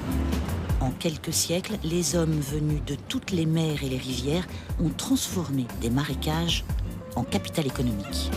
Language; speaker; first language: French; native; French